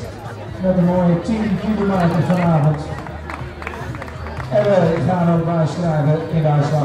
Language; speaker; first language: Dutch; native; Dutch